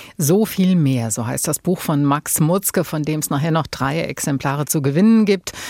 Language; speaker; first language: German; native; German